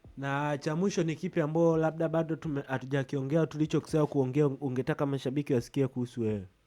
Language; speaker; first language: Swahili; native; Swahili